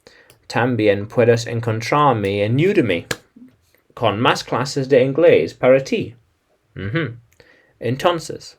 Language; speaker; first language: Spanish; non-native, learner; English